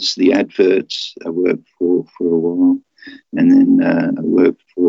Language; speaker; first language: English; native; English